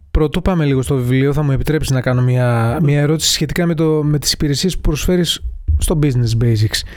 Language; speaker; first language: Greek; native; Greek